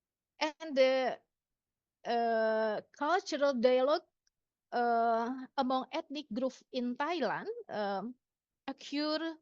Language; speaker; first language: English; non-native, local second language; Indonesian